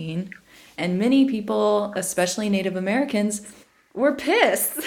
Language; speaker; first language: English; native; English